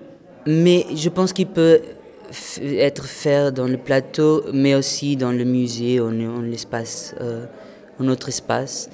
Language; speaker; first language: French; non-native, fluent; Portuguese